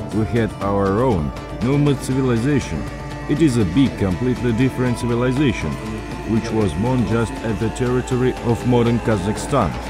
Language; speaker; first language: English; non-native, fluent; Kazakh